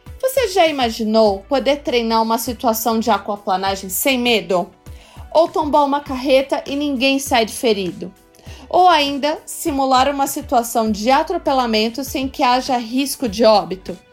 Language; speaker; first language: Portuguese; native; Portuguese